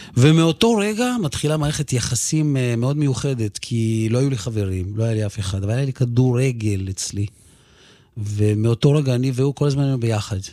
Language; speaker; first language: Hebrew; early bilingual, other home language; Russian